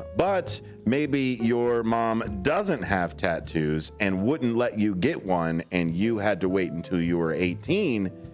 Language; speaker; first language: English; native; English